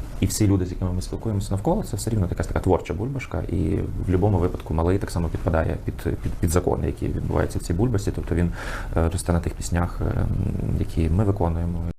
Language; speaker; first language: Ukrainian; native; Ukrainian